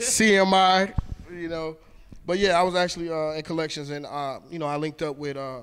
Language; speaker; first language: English; native; English